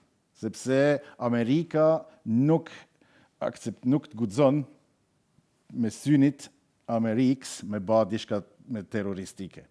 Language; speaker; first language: Albanian; non-native, learner; German